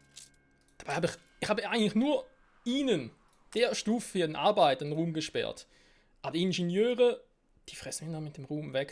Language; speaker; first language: German; native; German